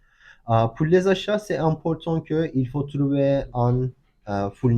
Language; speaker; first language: French; non-native, learner; Turkish